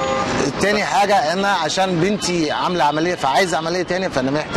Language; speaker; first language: Arabic; native; Arabic